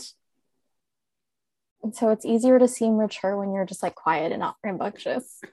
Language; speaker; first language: English; native; English